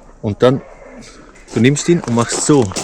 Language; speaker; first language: German; native; German